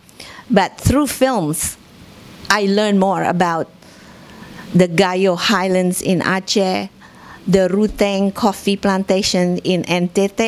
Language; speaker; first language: English; non-native, fluent; Indonesian